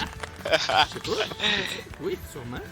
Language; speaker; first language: French; native; French